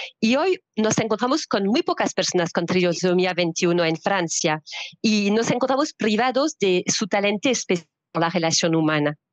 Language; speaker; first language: Spanish; non-native, fluent; French